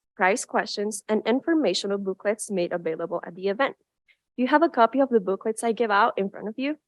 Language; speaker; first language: English; non-native, fluent; Spanish